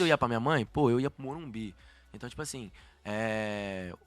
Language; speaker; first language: Portuguese; native; Portuguese